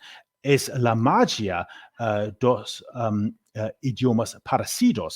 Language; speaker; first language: Portuguese; non-native, learner; English